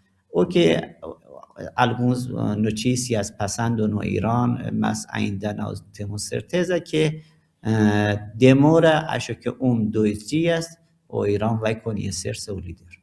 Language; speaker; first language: Portuguese; non-native, learner; Persian